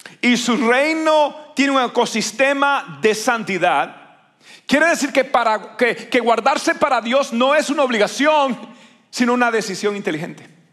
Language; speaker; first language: Spanish; native; Spanish